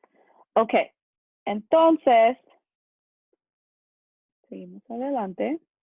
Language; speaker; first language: Spanish; non-native, fluent; English